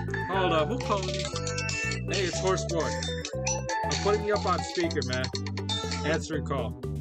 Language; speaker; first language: English; early bilingual, other home language; Spanish